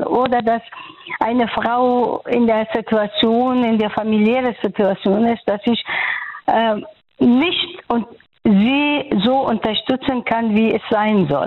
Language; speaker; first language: German; non-native, fluent; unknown